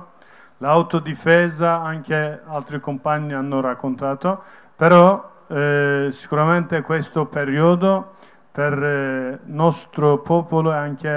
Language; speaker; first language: Italian; non-native, learner; Kurdish